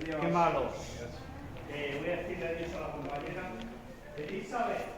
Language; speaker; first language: Spanish; native; Spanish